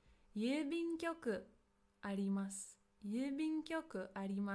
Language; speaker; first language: Japanese; non-native, fluent; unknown